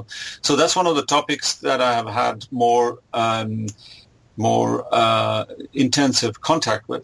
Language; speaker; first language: English; non-native, local second language; German